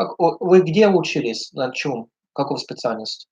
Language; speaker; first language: Russian; early bilingual, heritage; English